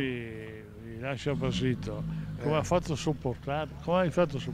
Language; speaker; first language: Italian; native; Italian